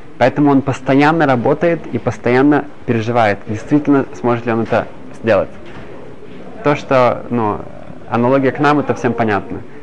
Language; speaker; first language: Russian; early bilingual, heritage; Hebrew